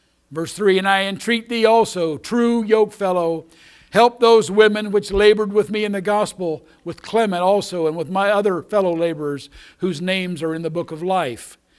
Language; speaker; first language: English; native; English